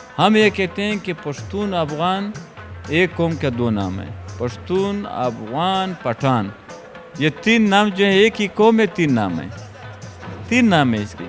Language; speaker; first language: Urdu; non-native, local second language; Pashto